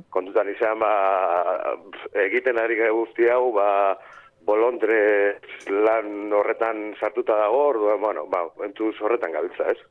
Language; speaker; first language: Basque; native; Basque